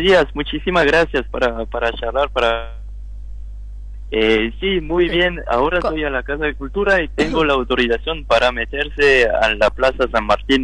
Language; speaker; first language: Spanish; non-native, learner; French